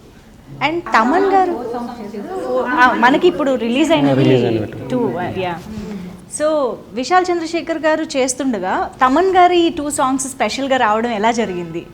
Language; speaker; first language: Telugu; native; Telugu